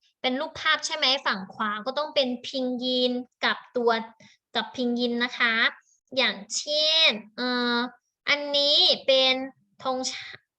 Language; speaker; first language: Thai; native; Thai